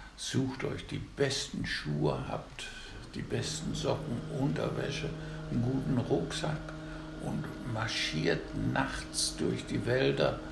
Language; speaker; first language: German; native; German